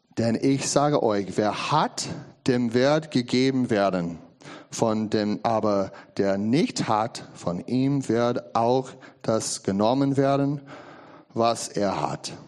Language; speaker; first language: German; non-native, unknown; English